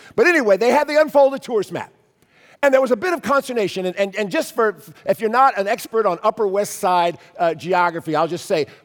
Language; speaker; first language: English; native; English